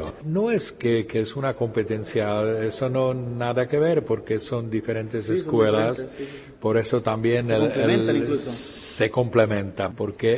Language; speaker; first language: Spanish; non-native, fluent; Czech